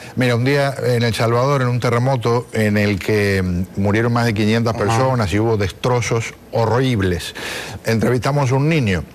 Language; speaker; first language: Spanish; native; Spanish